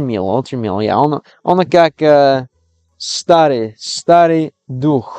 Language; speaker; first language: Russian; non-native, learner; English